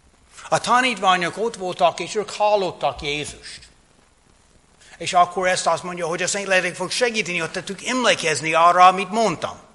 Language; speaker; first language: Hungarian; non-native, fluent; English